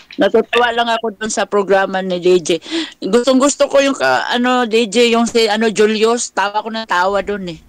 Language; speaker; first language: Filipino; non-native, local second language; Cebuano